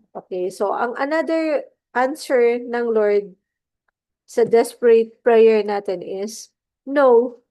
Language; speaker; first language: Filipino; non-native, local second language; Cebuano